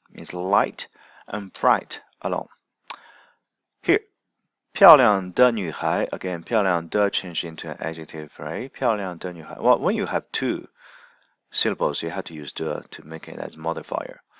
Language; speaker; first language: English; non-native, fluent; Chinese